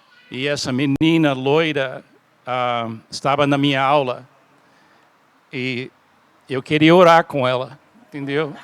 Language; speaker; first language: Portuguese; non-native, fluent; English